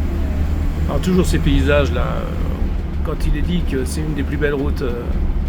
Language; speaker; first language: French; native; French